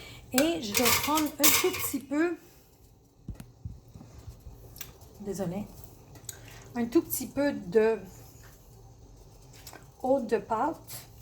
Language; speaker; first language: French; early bilingual, other home language; Italian